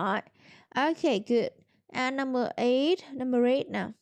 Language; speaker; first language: English; non-native, learner; Vietnamese